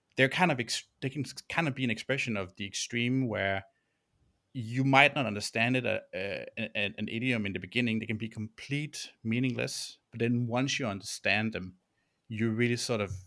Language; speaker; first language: English; non-native, fluent; Danish